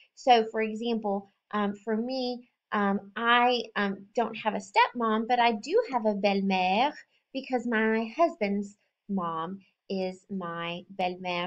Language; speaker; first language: English; native; English